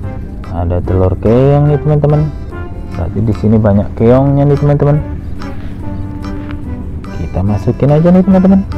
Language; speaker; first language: Indonesian; native; Indonesian